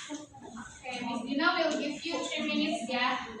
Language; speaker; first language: English; non-native, learner; Indonesian